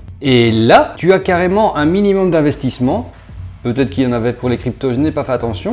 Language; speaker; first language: French; native; French